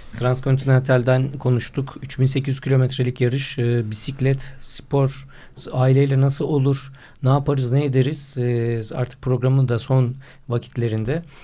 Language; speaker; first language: Turkish; native; Turkish